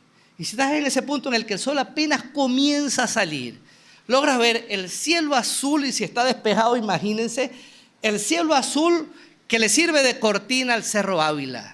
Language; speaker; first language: Spanish; native; Spanish